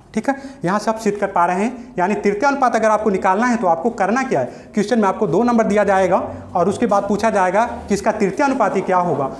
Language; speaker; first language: Hindi; native; Hindi